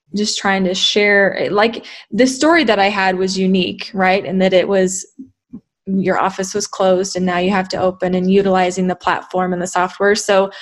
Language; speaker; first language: English; native; English